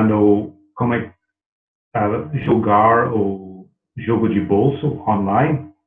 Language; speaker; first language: Portuguese; non-native, learner; English